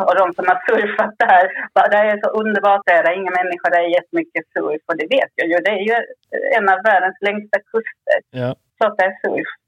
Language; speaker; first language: Swedish; early bilingual, other home language; Spanish